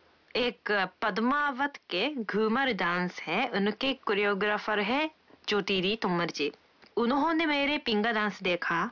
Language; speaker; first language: Hindi; non-native, fluent; Japanese